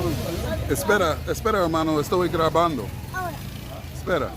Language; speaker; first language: Spanish; non-native, learner; English